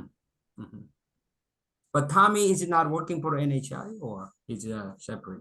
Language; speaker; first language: English; non-native, local second language; Korean